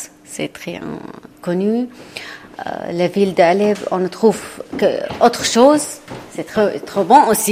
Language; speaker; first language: French; non-native, learner; Arabic